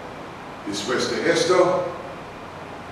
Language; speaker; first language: Spanish; non-native, learner; English